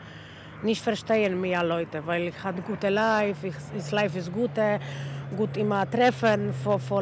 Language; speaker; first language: German; non-native, learner; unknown